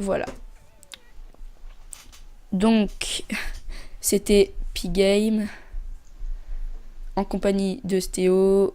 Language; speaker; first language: French; native; French